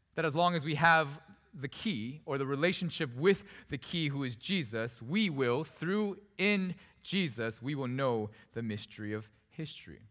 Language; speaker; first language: English; early bilingual, other home language; Korean